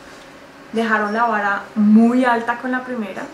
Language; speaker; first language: Spanish; native; Spanish